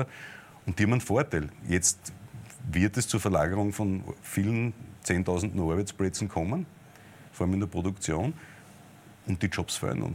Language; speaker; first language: German; native; German